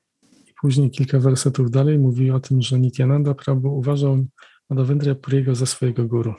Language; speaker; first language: Polish; native; Polish